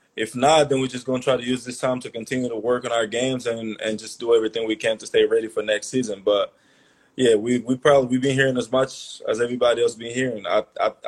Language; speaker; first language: English; early bilingual, other home language; Portuguese